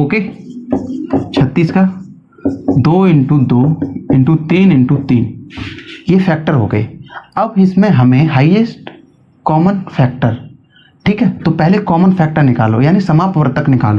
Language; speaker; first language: Hindi; native; Hindi